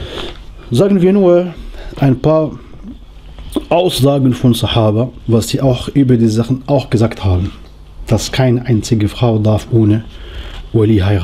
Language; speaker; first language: German; non-native, learner; Arabic